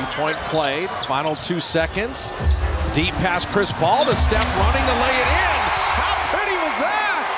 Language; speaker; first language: English; native; English